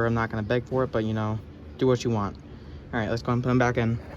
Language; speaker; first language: English; native; English